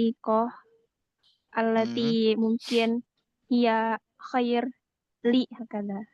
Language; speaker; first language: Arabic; non-native, learner; Indonesian